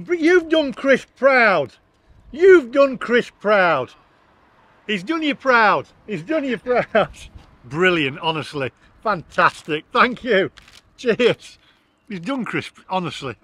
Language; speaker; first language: English; native; English